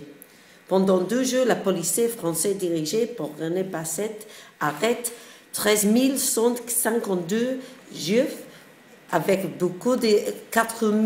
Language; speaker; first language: French; non-native, learner; English